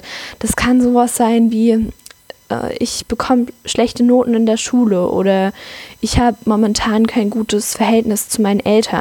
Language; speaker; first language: German; native; German